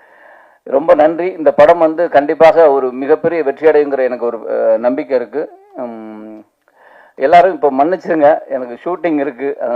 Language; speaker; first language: Tamil; native; Tamil